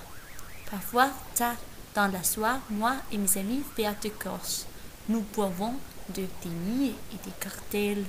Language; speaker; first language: French; non-native, learner; Danish